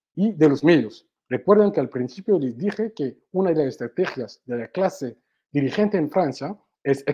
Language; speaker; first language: Spanish; non-native, fluent; Wolof